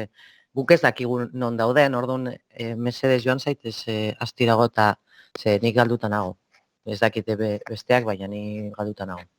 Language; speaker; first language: Basque; non-native, local second language; Spanish